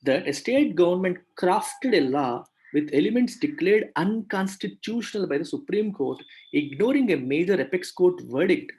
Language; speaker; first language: English; non-native, local second language; Telugu